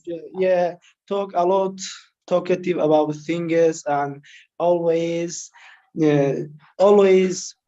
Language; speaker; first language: English; non-native, learner; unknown